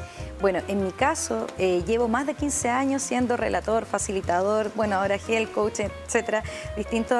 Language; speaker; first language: Spanish; native; Spanish